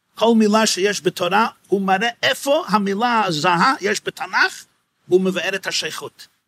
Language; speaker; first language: Hebrew; non-native, fluent; English